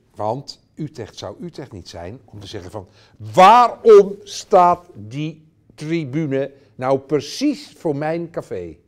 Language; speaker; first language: Dutch; native; Dutch